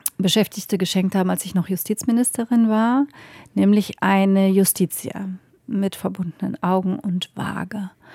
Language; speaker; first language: German; native; German